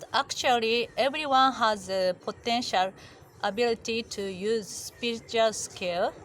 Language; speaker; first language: English; non-native, learner; Japanese